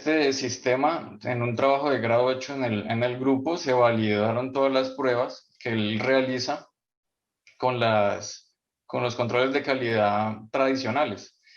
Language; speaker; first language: Spanish; native; Spanish